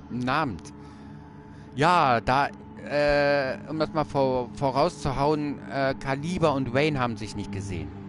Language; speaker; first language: German; native; German